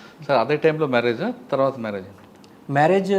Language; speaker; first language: Telugu; native; Telugu